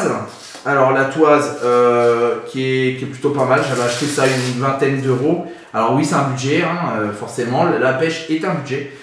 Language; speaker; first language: French; native; French